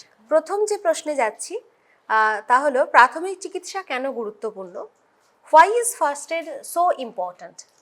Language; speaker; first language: Bangla; native; Bangla